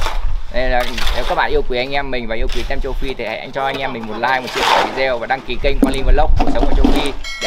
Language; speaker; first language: Vietnamese; native; Vietnamese